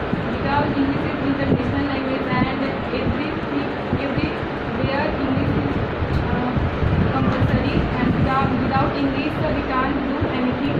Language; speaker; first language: English; non-native, learner; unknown